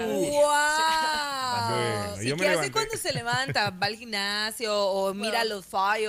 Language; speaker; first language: Spanish; native; Spanish